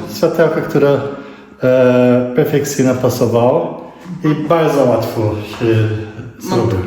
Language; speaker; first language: Polish; non-native, learner; Portuguese